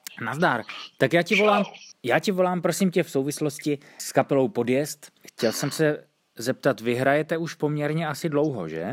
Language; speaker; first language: Czech; native; Czech